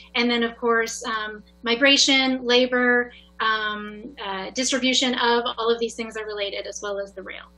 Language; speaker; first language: English; native; English